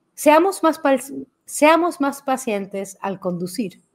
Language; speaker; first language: Spanish; native; Spanish